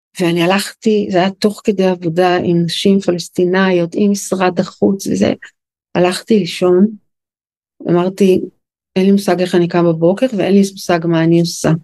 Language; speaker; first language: Hebrew; native; Hebrew